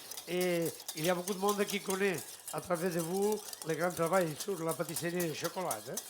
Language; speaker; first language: French; non-native, learner; Catalan